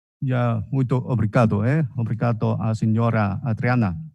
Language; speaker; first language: Portuguese; non-native, fluent; Chinese